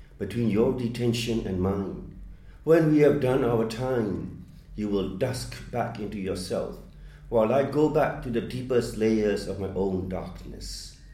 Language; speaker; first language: English; non-native, fluent; Burmese